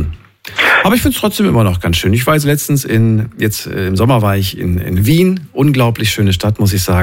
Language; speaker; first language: German; native; German